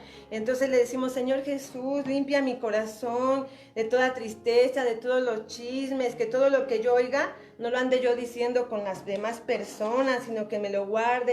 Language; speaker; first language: Spanish; native; Spanish